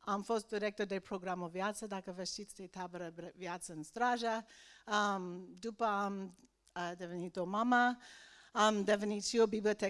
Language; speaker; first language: Romanian; non-native, learner; English